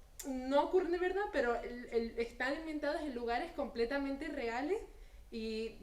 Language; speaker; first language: Spanish; native; Spanish